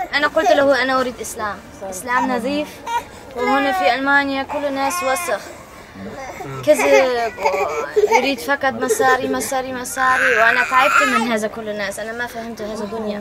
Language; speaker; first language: Arabic; non-native, learner; German